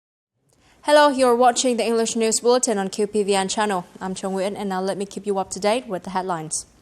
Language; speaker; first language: English; non-native, fluent; Vietnamese